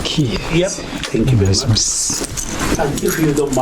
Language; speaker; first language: English; non-native, learner; Japanese